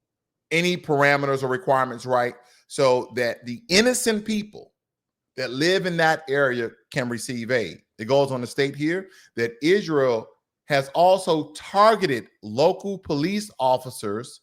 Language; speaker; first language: English; native; English